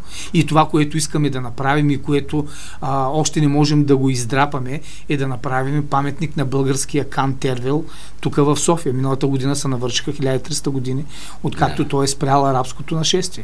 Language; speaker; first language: Bulgarian; native; Bulgarian